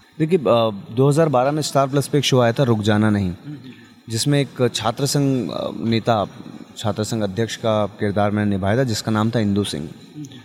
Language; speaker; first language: Hindi; native; Hindi